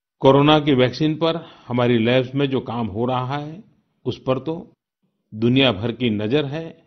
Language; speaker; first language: Hindi; non-native, local second language; Gujarati